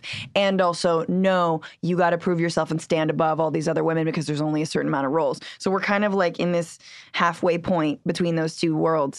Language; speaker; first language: English; native; English